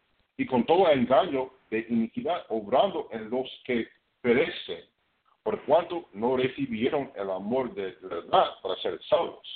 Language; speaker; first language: Spanish; non-native, fluent; English